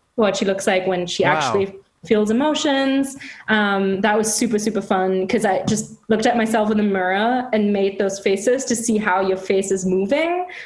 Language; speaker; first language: English; non-native, fluent; German